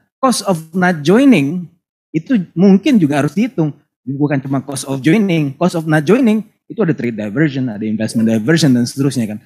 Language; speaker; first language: Indonesian; native; Indonesian